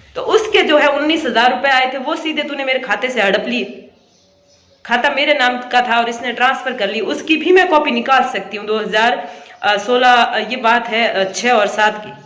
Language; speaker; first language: Hindi; native; Hindi